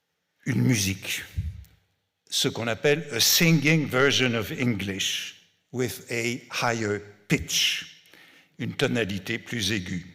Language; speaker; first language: French; native; French